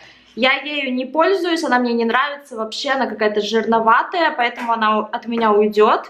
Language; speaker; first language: Russian; native; Russian